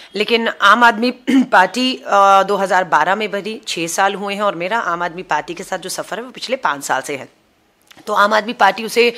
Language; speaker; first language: Hindi; native; Hindi